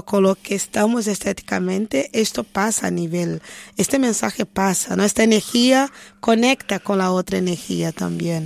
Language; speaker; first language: Spanish; non-native, fluent; Portuguese